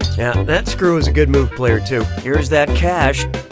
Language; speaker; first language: English; native; English